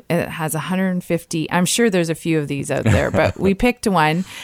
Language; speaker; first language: English; native; English